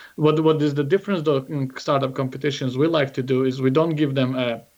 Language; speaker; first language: English; non-native, fluent; Azerbaijani